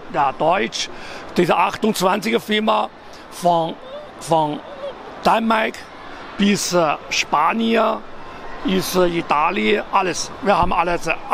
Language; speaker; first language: German; non-native, learner; Chinese